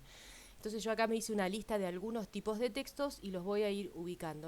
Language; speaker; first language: Spanish; native; Spanish